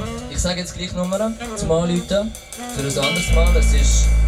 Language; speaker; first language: German; native; German